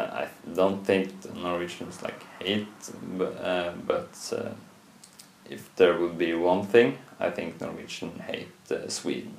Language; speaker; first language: English; non-native, fluent; Norwegian